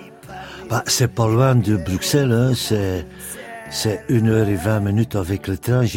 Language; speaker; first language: French; non-native, local second language; Dutch